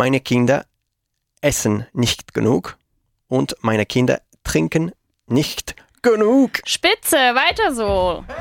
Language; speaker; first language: German; non-native, fluent; Spanish